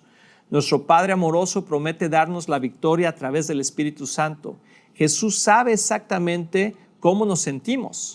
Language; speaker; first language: Spanish; native; Spanish